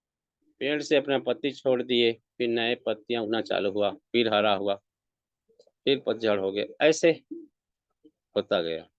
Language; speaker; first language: Hindi; native; Hindi